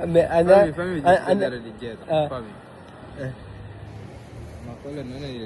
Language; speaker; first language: Italian; non-native, fluent; Bangla